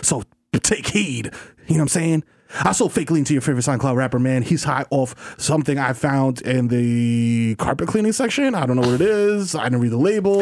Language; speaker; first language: English; early bilingual, other home language; Spanish